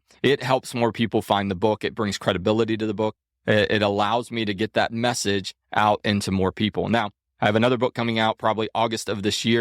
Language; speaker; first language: English; native; English